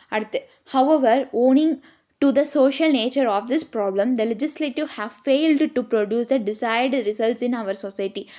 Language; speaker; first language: English; non-native, local second language; Tamil